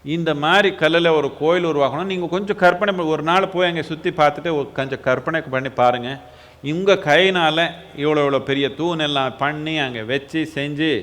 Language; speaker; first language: Tamil; non-native, local second language; Kannada